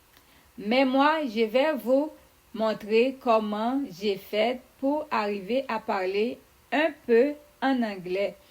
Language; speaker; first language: French; non-native, fluent; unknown